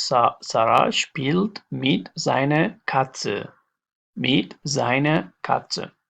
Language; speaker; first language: German; non-native, learner; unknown